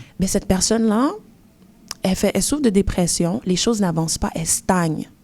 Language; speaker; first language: French; early bilingual, other home language; Haitian Creole